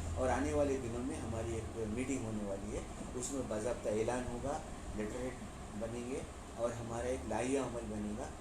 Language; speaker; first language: Urdu; native; Urdu